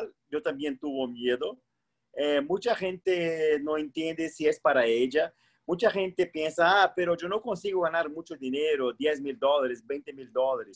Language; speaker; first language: Spanish; non-native, fluent; Portuguese